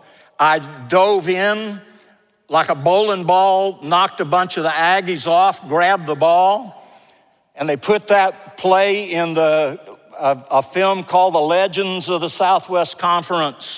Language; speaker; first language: English; native; English